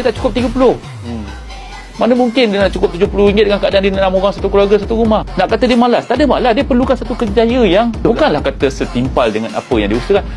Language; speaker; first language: Malay; native; Malay